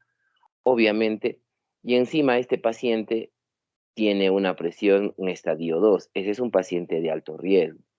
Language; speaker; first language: Spanish; native; Spanish